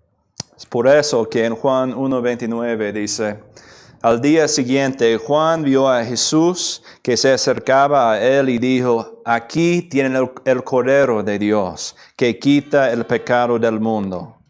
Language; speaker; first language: Spanish; non-native, fluent; English